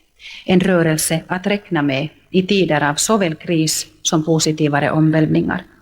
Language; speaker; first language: Swedish; native; Swedish